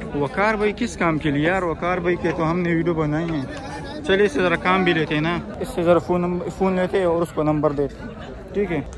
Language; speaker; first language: Urdu; non-native, local second language; Pashto